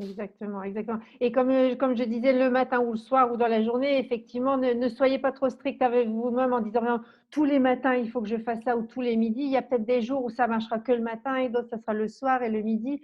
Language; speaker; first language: French; native; French